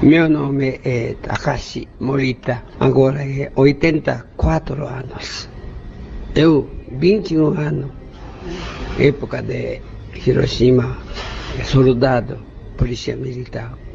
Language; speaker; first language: Portuguese; non-native, learner; Japanese